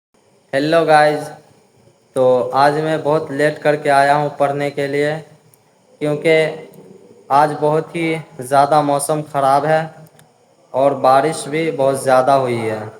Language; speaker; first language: Hindi; native; Hindi